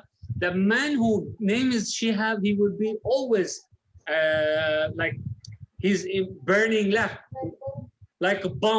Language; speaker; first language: English; non-native, learner; Arabic